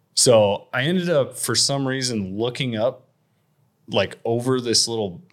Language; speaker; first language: English; native; English